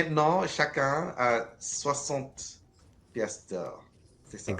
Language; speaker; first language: French; non-native, learner; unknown